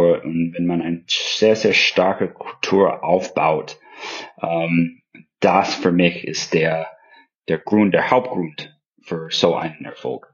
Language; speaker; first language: German; non-native, fluent; English